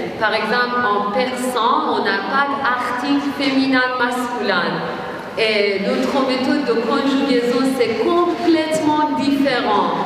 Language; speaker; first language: French; non-native, learner; Persian